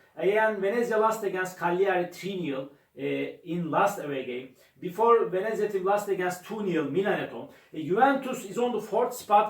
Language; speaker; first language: English; non-native, learner; Turkish